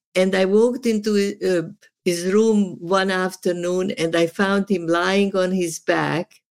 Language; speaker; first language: English; non-native, fluent; Serbian